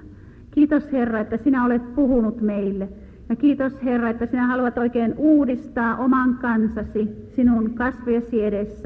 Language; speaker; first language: Finnish; native; Finnish